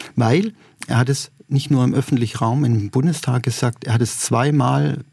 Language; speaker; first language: German; native; German